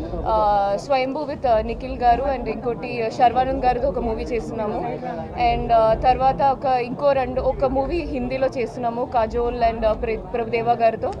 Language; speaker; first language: Telugu; non-native, fluent; Hindi